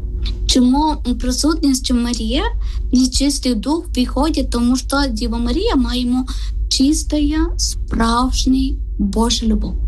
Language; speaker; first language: Ukrainian; non-native, learner; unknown